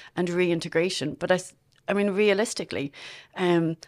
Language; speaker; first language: English; native; English